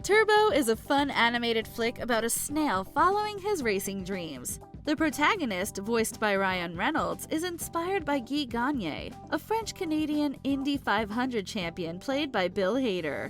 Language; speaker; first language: English; native; English